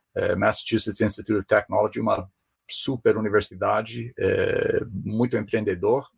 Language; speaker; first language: Portuguese; non-native, fluent; English